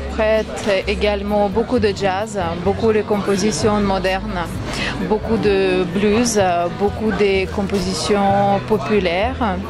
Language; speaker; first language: French; non-native, fluent; Russian